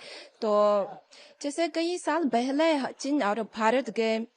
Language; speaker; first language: Hindi; non-native, fluent; Chinese